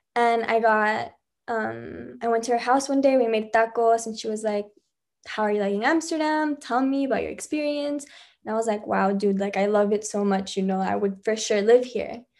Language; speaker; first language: English; early bilingual, other home language; Spanish